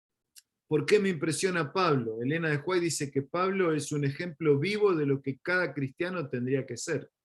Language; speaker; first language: Spanish; native; Spanish